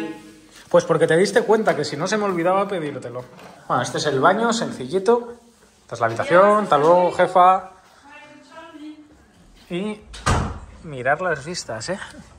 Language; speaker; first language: Spanish; native; Spanish